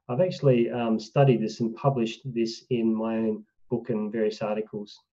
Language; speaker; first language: English; native; English